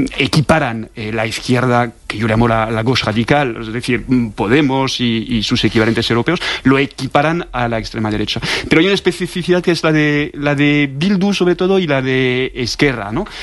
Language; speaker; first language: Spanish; non-native, fluent; French